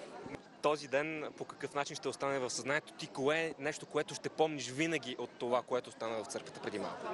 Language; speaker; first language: Bulgarian; native; Bulgarian